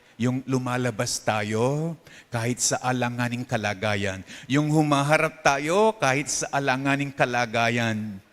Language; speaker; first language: Filipino; non-native, local second language; Pampanga